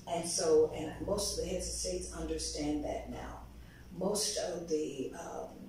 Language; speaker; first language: English; native; English